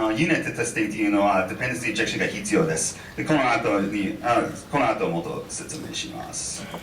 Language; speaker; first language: Japanese; non-native, fluent; English